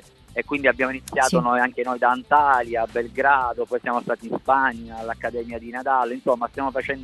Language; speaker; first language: Italian; native; Italian